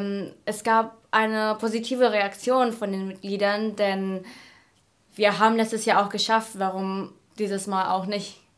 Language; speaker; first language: German; non-native, fluent; Indonesian